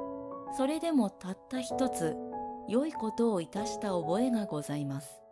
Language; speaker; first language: Japanese; native; Japanese